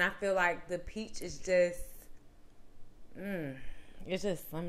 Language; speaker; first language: English; native; English